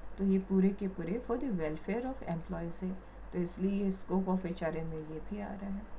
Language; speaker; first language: Hindi; non-native, local second language; Marathi